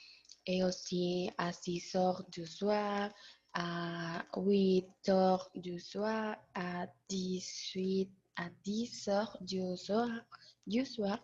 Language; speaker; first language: French; non-native, learner; Spanish